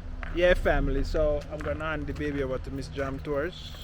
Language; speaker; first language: English; native; English